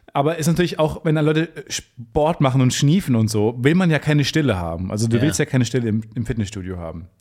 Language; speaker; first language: German; native; German